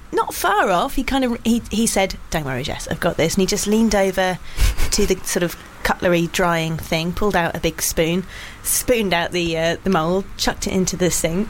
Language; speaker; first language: English; native; English